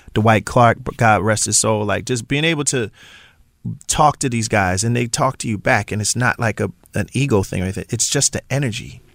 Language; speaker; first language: English; native; English